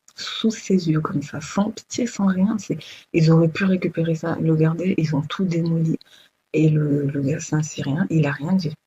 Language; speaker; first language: French; early bilingual, other home language; Lingala